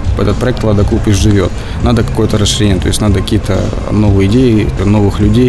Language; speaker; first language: Russian; native; Russian